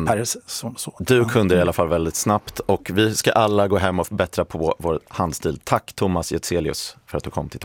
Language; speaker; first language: Swedish; native; Swedish